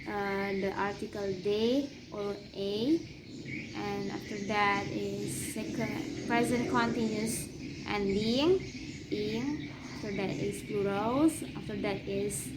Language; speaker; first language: English; non-native, learner; Indonesian